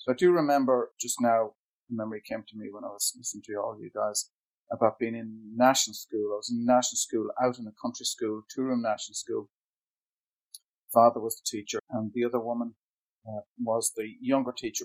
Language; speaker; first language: English; native; English